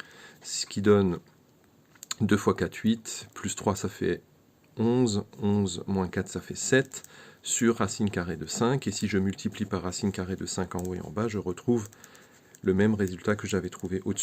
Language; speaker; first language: French; native; French